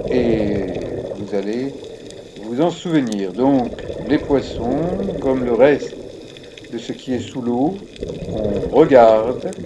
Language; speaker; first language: French; native; French